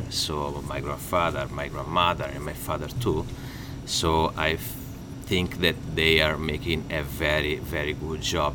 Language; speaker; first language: English; non-native, learner; Italian